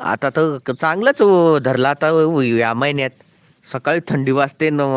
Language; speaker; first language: Hindi; non-native, local second language; Marathi